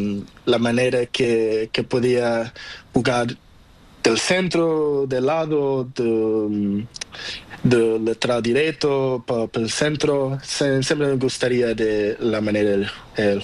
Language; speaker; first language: Spanish; non-native, learner; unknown